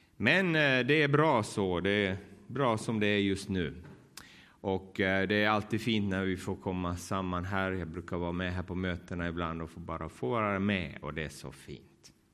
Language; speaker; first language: Swedish; native; Swedish